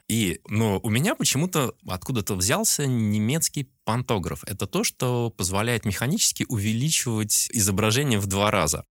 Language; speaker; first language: Russian; native; Russian